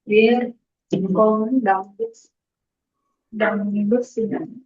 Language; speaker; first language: German; non-native, learner; Indonesian